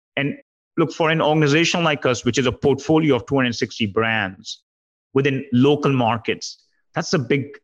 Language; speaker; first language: English; non-native, local second language; Hindi